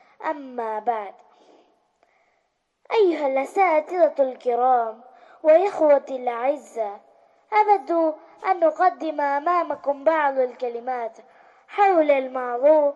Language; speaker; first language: Arabic; non-native, learner; Malayalam